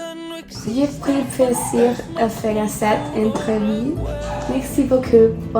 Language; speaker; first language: French; non-native, learner; Spanish